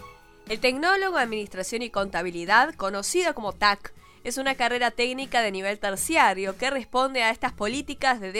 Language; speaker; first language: Spanish; native; Spanish